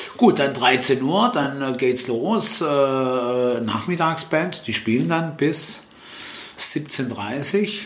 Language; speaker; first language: German; early bilingual, other home language; Italian